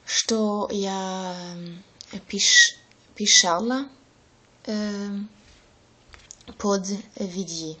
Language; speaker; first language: Russian; non-native, learner; German